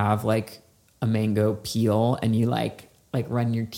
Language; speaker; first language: English; native; English